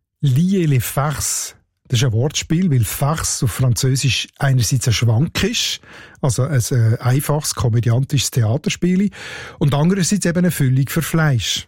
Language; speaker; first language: German; native; German